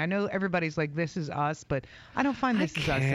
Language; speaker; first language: English; native; English